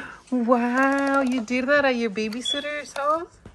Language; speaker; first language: English; early bilingual, other home language; Spanish